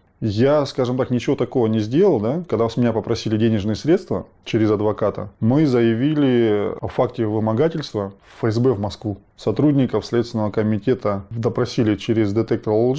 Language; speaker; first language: Russian; native; Russian